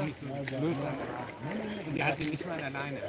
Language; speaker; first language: German; native; German